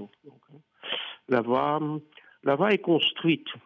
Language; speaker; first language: French; non-native, fluent; Dutch